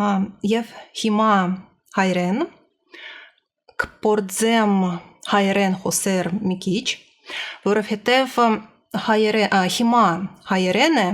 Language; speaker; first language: Armenian; non-native, learner; Russian